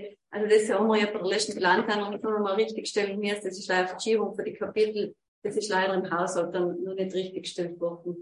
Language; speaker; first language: German; native; German